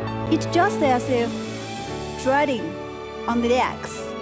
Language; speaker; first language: English; non-native, learner; Chinese